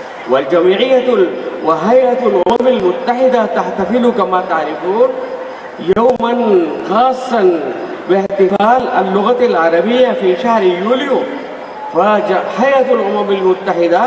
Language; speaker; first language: Arabic; non-native, fluent; Urdu